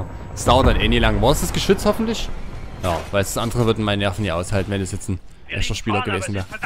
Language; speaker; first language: German; native; German